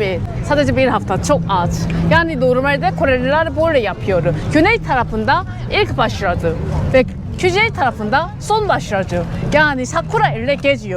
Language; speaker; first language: Turkish; non-native, learner; Korean